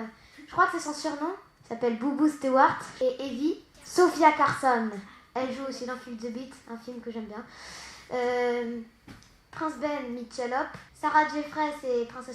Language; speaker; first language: French; native; French